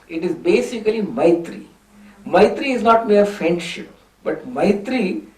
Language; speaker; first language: English; non-native, local second language; Hindi